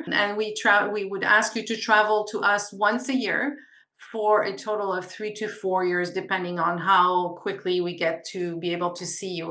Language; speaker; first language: English; non-native, local second language; French